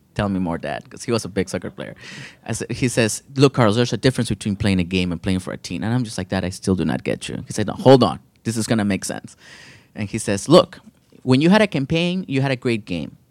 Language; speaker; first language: English; early bilingual, other home language; Spanish